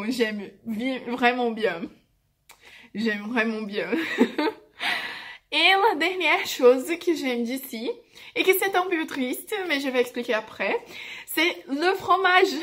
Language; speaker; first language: French; non-native, fluent; Portuguese